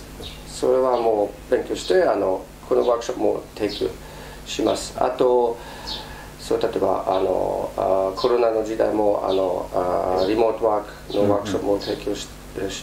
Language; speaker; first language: Japanese; non-native, fluent; German